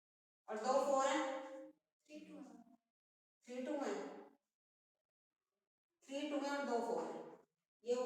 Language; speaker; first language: Hindi; native; Hindi